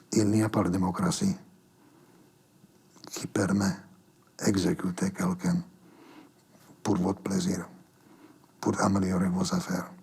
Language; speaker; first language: French; non-native, fluent; Slovak